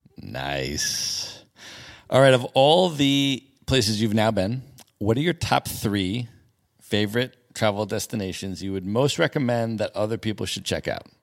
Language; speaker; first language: English; native; English